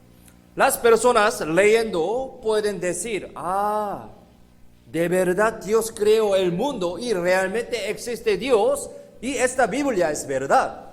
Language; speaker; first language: Spanish; non-native, fluent; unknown